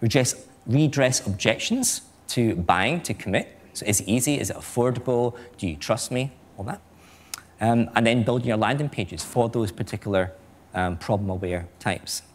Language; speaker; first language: English; native; English